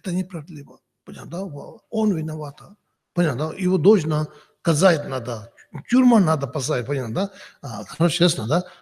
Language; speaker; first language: Russian; non-native, learner; Tibetan